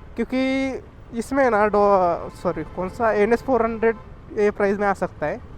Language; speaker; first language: Hindi; non-native, local second language; Marathi